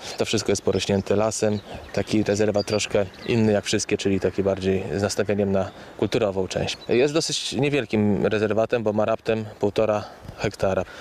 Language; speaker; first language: Polish; native; Polish